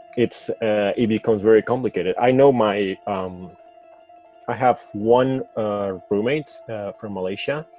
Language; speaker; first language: English; non-native, fluent; Spanish